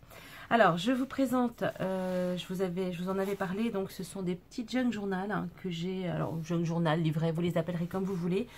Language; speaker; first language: French; native; French